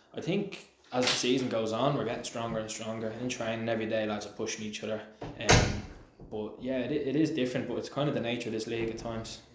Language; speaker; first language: English; native; English